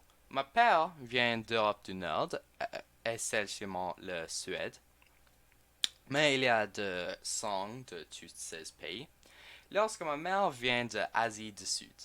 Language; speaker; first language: French; non-native, learner; English